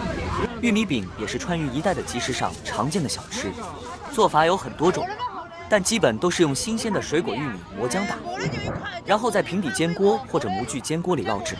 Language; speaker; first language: Chinese; native; Chinese